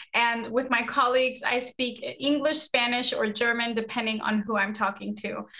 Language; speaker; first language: English; early bilingual, other home language; Spanish